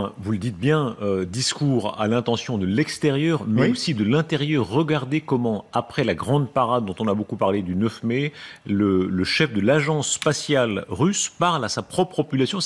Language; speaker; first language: French; native; French